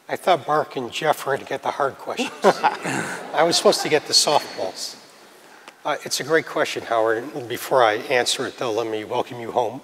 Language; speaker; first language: English; native; English